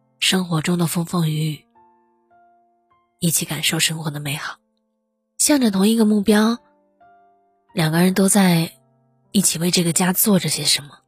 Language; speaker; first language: Chinese; native; Chinese